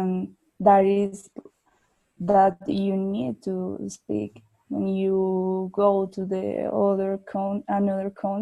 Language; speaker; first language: English; non-native, learner; Spanish